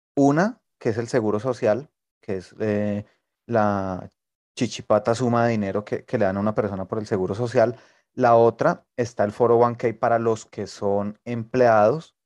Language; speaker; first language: Spanish; native; Spanish